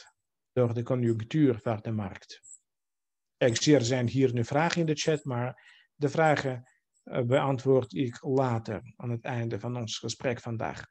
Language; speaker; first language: Dutch; non-native, fluent; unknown